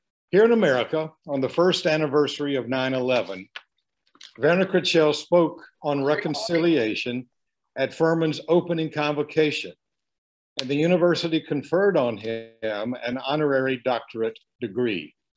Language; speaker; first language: English; native; English